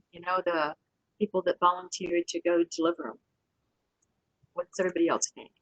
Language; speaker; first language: English; native; English